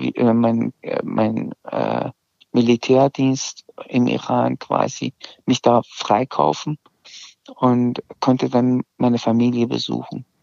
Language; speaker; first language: German; early bilingual, other home language; Azerbaijani